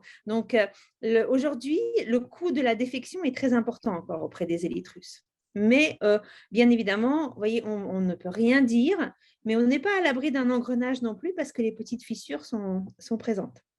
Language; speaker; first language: French; native; French